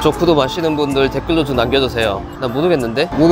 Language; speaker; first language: Korean; native; Korean